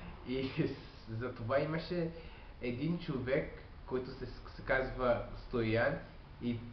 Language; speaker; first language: Bulgarian; non-native, learner; French